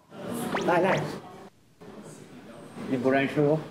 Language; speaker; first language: Chinese; non-native, learner; Italian